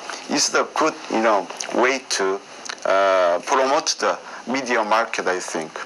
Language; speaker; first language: English; non-native, learner; Korean